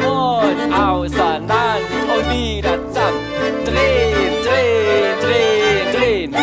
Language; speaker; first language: German; native; German